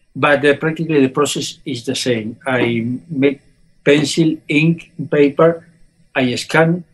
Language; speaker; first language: English; non-native, fluent; Spanish